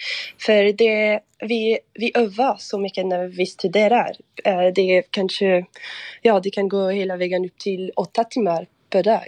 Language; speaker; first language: Swedish; non-native, fluent; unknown